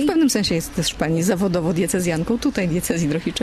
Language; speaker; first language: Polish; native; Polish